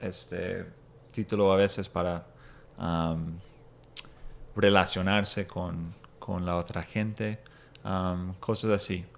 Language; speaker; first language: Spanish; non-native, fluent; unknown